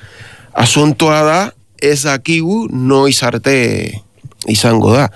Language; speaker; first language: Basque; non-native, learner; Spanish